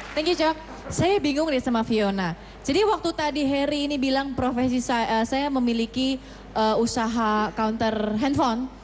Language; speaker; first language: Indonesian; native; Indonesian